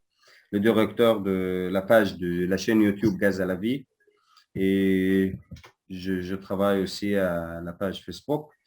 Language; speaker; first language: French; non-native, fluent; Arabic